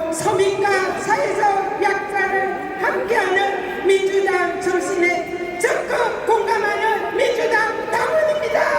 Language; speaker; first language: Korean; native; Korean